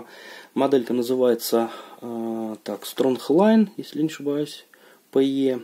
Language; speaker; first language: Russian; native; Russian